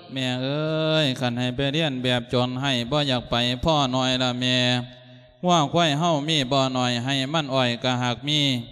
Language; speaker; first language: Lao; native; Lao